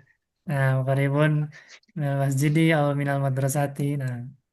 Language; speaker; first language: Arabic; non-native, fluent; Indonesian